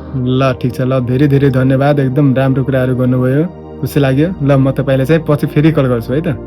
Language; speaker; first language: Nepali; native; Nepali